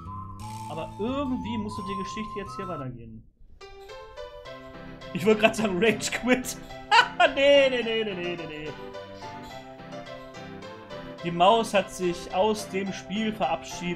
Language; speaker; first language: German; native; German